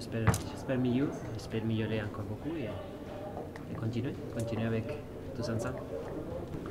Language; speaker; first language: French; non-native, learner; Spanish